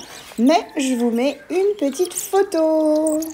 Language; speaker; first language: French; native; French